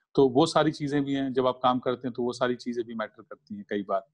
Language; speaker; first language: Hindi; native; Hindi